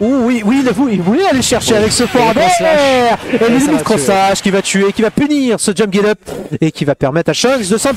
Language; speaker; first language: French; native; French